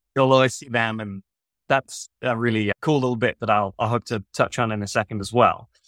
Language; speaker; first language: English; native; English